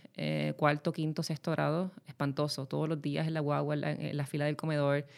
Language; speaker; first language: Spanish; native; Spanish